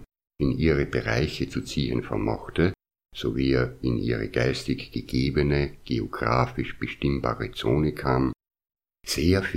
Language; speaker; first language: German; native; German